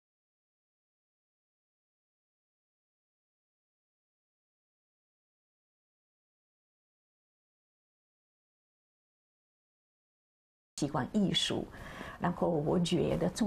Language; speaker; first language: Chinese; non-native, fluent; Italian